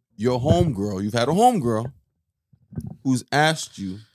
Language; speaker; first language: English; early bilingual, other home language; Haitian Creole